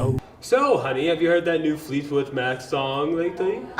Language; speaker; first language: English; native; English